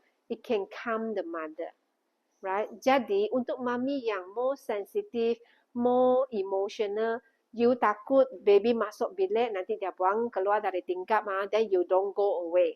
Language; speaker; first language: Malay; non-native, local second language; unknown